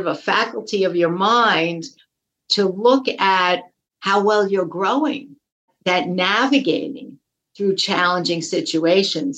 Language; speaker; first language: English; native; English